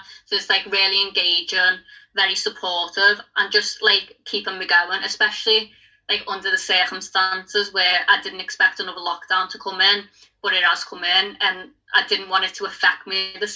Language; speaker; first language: English; native; English